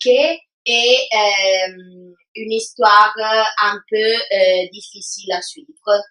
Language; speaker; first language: French; non-native, learner; Italian